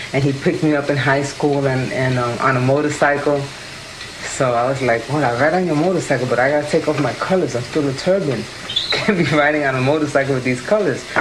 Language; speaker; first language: English; early bilingual, other home language; Spanish